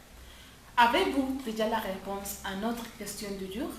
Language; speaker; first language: French; non-native, learner; Spanish